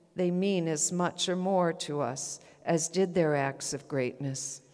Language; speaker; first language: English; native; English